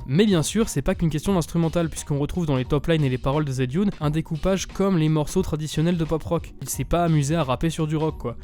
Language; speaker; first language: French; native; French